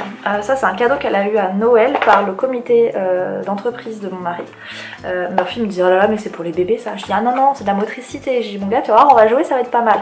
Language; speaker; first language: French; native; French